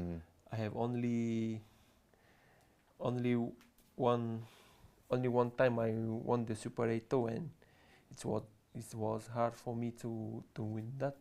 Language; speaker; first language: English; non-native, learner; French